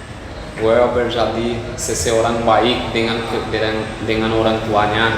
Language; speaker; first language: Indonesian; non-native, fluent; Portuguese